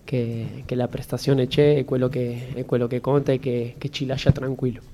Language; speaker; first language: Italian; non-native, fluent; Spanish